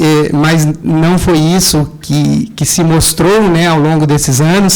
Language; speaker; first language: Portuguese; native; Portuguese